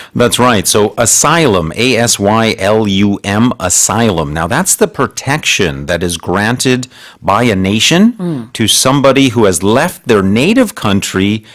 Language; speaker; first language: English; native; English